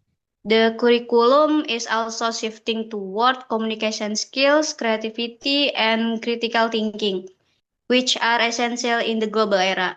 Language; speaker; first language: English; non-native, fluent; Indonesian